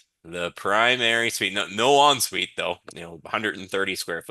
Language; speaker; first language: English; native; English